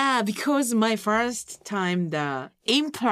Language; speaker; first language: English; non-native, learner; Japanese